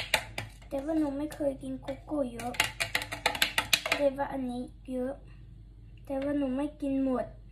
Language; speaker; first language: Thai; early bilingual, heritage; Swedish